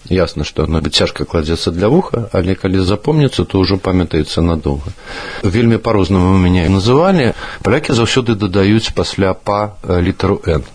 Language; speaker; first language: Belarusian; non-native, local second language; Russian